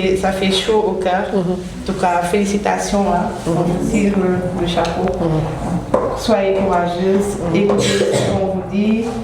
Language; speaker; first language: French; non-native, local second language; Wolof